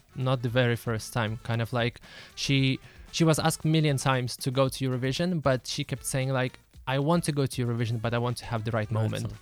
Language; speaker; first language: English; early bilingual, other home language; Lithuanian